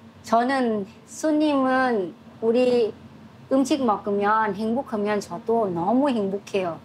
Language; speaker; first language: Korean; non-native, learner; Thai